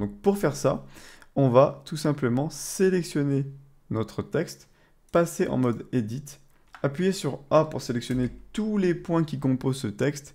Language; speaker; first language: French; native; French